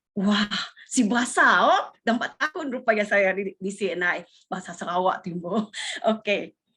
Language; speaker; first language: Malay; non-native, local second language; Iban